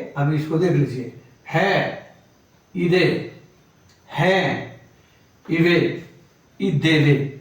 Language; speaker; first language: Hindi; non-native, local second language; Kannada